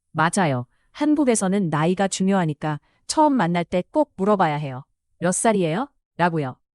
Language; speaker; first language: Korean; non-native, fluent; Chinese